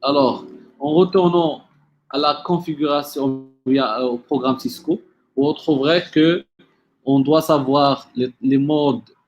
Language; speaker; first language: French; non-native, local second language; Arabic